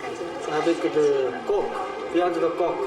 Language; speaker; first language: French; non-native, fluent; Korean